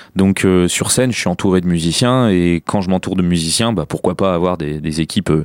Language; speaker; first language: French; native; French